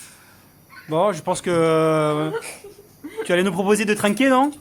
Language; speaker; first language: French; native; French